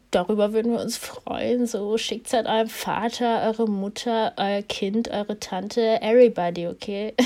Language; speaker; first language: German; early bilingual, other home language; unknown